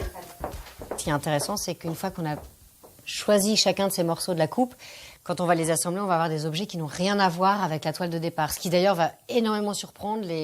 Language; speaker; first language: French; native; French